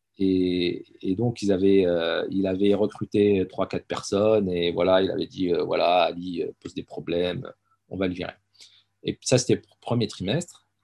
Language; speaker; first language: French; early bilingual, other home language; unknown